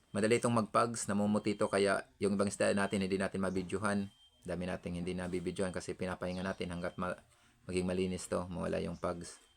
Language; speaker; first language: Filipino; non-native, local second language; Cebuano